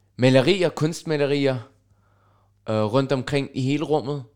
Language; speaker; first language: Danish; non-native, local second language; Russian